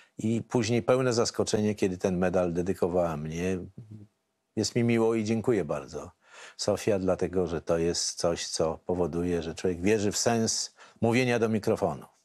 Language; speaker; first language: Polish; native; Polish